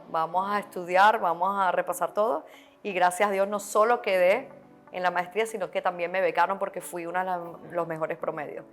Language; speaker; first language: Spanish; native; Spanish